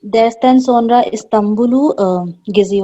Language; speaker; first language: Turkish; non-native, learner; Urdu